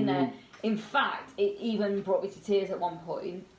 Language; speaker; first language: English; native; English